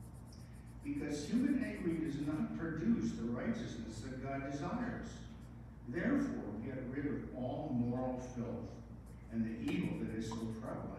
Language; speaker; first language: English; native; English